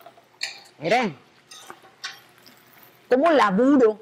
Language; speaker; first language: Spanish; native; Spanish